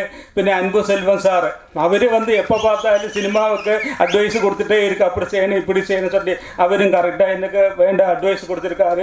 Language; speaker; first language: Tamil; non-native, local second language; Malayalam